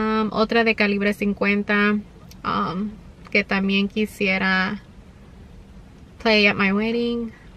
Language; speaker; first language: Spanish; early bilingual, heritage; Spanish